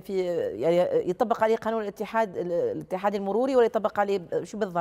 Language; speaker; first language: Arabic; native; Arabic